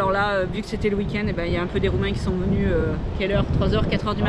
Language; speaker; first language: French; native; French